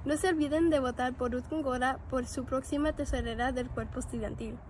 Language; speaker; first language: Spanish; early bilingual, heritage; Spanish